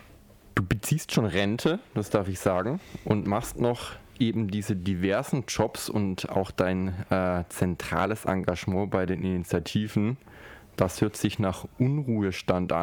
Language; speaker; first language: German; native; German